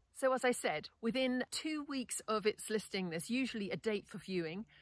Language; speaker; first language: English; native; English